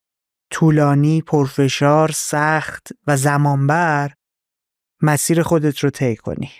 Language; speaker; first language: Persian; native; Persian